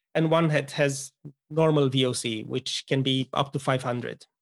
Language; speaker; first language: English; non-native, fluent; Romanian